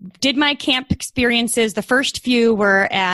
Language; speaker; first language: English; native; English